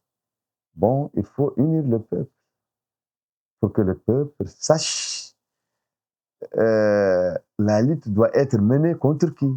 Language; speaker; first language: French; non-native, local second language; Arabic